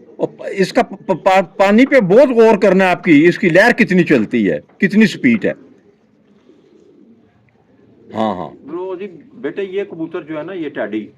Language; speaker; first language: Hindi; non-native, local second language; Punjabi